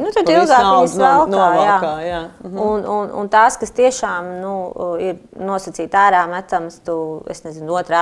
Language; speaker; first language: Latvian; native; Latvian